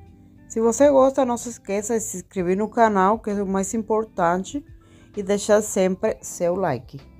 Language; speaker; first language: Portuguese; non-native, fluent; Spanish